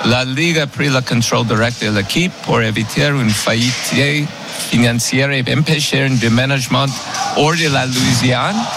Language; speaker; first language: French; non-native, learner; English